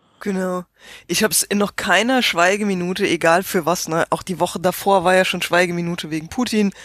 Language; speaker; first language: German; native; German